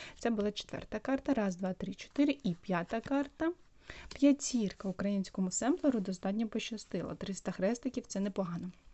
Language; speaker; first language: Ukrainian; non-native, local second language; Russian